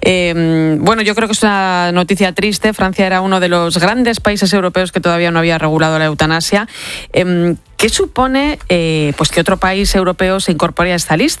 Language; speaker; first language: Spanish; native; Spanish